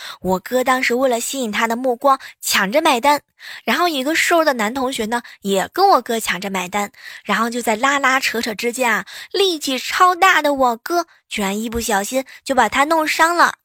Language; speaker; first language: Chinese; native; Chinese